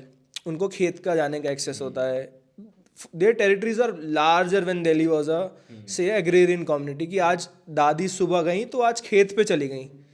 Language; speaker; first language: Hindi; native; Hindi